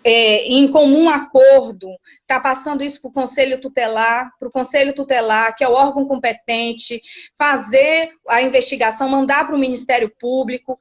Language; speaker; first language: Portuguese; native; Portuguese